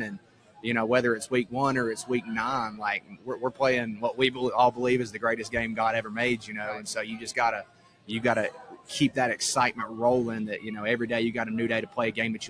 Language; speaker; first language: English; native; English